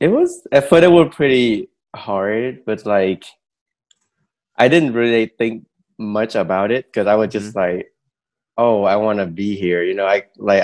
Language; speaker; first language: English; non-native, fluent; Vietnamese